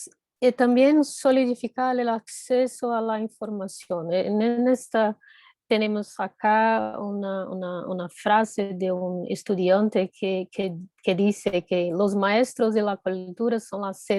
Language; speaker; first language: Spanish; non-native, fluent; Portuguese